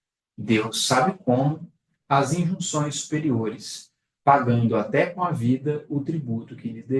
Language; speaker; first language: Portuguese; native; Portuguese